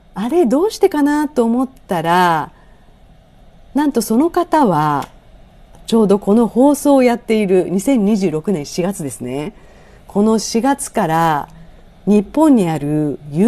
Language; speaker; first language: Japanese; native; Japanese